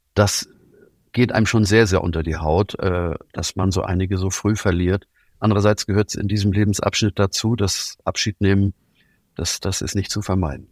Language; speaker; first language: German; native; German